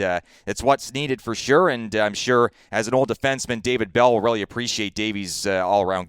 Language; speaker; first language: English; native; English